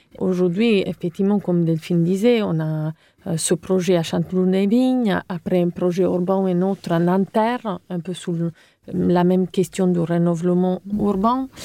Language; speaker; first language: French; non-native, fluent; Italian